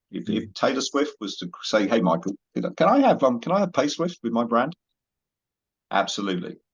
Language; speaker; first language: English; native; English